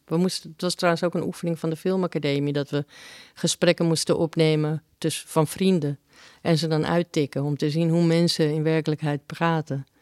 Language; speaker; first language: Dutch; early bilingual, other home language; Spanish